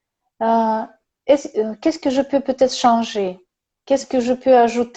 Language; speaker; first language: French; non-native, learner; Russian